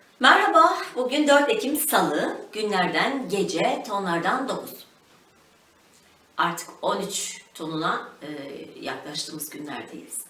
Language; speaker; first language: Turkish; native; Turkish